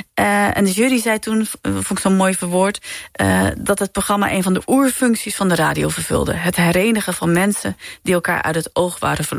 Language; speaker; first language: Dutch; native; Dutch